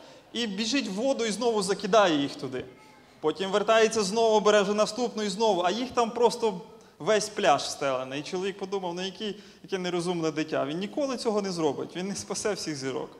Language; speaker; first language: Ukrainian; native; Ukrainian